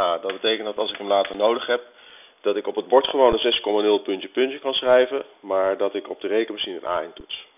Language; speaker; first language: Dutch; native; Dutch